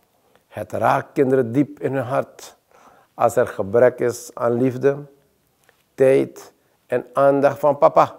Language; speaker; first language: Dutch; native; Dutch